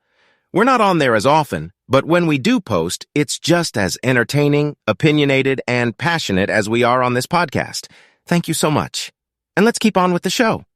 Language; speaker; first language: English; native; English